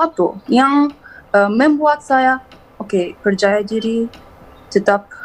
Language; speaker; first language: Indonesian; non-native, learner; Turkish